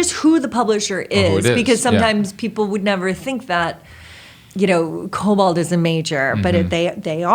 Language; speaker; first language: English; native; English